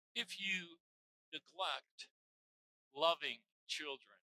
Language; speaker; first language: English; native; English